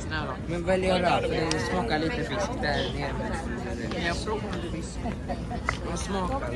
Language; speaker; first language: Swedish; early bilingual, other home language; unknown